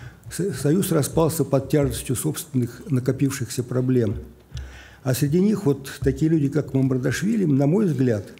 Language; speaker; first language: Russian; native; Russian